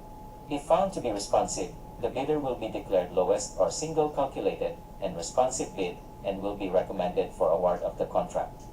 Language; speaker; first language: English; non-native, local second language; Cebuano